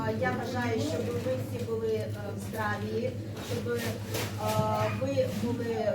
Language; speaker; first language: Ukrainian; non-native, learner; Korean